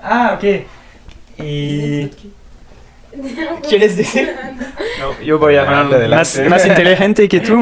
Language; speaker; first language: Spanish; non-native, learner; French